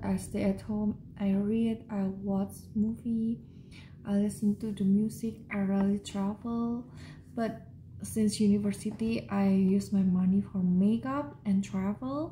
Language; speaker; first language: English; non-native, learner; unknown